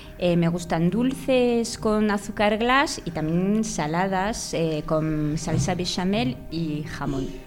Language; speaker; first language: Spanish; non-native, fluent; French